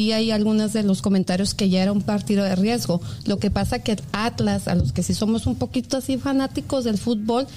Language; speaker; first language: Spanish; native; Spanish